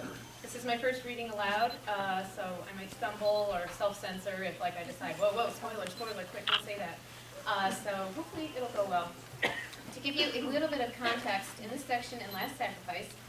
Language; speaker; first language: English; native; English